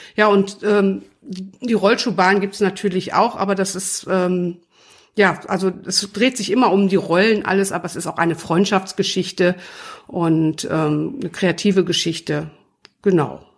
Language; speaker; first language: German; native; German